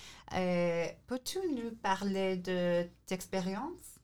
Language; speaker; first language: French; non-native, learner; English